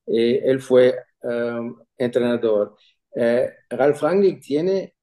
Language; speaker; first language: Spanish; non-native, fluent; German